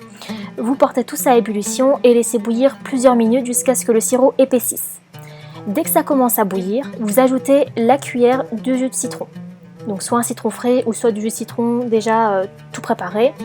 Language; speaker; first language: French; native; French